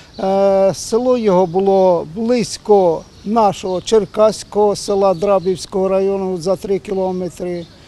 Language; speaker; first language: Ukrainian; native; Ukrainian